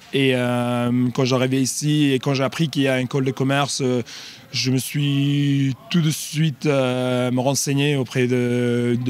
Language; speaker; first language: French; non-native, fluent; English